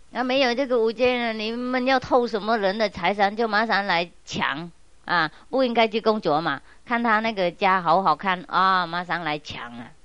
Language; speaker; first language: Chinese; non-native, fluent; Vietnamese